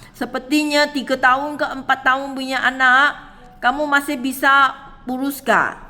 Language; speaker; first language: Malay; non-native, local second language; Chinese